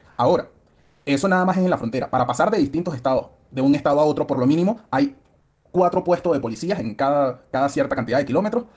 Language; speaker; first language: Spanish; native; Spanish